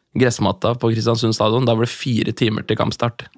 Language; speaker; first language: Norwegian; native; Norwegian